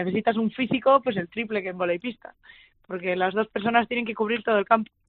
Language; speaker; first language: Spanish; native; Spanish